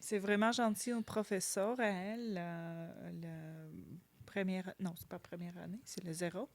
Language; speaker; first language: French; non-native, learner; Ukrainian